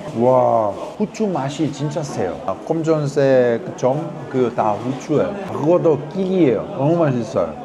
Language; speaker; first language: Korean; non-native, fluent; Italian